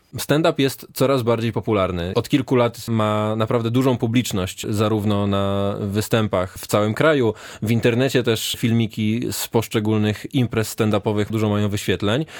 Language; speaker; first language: Polish; native; Polish